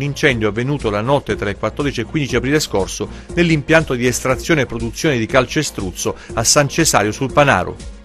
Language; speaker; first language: Italian; native; Italian